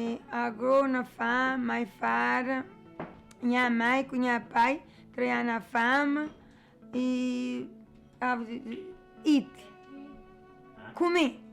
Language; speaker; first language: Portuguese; non-native, learner; Kabuverdianu